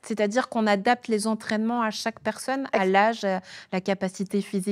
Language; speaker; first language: French; native; French